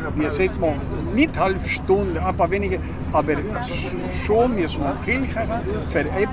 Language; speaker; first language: German; early bilingual, heritage; German